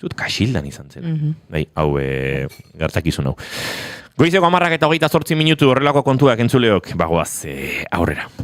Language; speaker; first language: Basque; non-native, local second language; Spanish